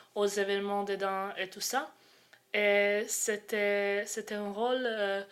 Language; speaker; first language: French; non-native, fluent; Croatian